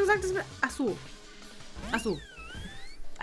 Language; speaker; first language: German; native; German